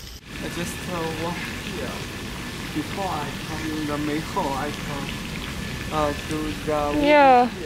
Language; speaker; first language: English; non-native, learner; Chinese